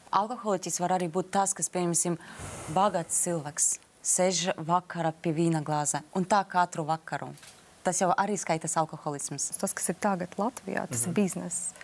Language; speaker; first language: Latvian; non-native, local second language; Russian